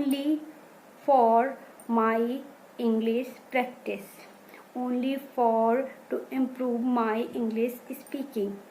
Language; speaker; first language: English; non-native, learner; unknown